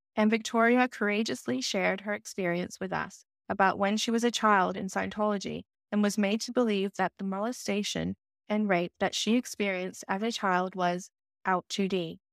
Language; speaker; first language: English; native; English